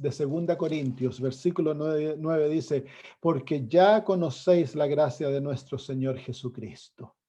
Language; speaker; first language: Spanish; native; Spanish